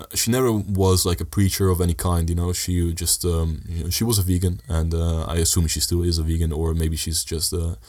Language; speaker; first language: English; early bilingual, heritage; Dutch